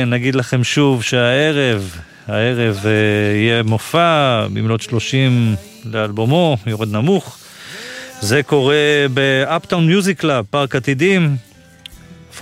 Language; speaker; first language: Hebrew; native; Hebrew